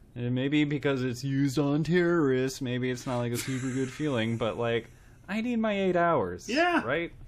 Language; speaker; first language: English; native; English